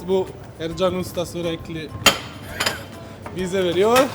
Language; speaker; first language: Turkish; non-native, learner; Italian